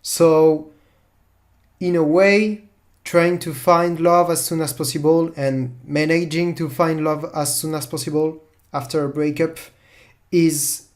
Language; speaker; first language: English; non-native, fluent; French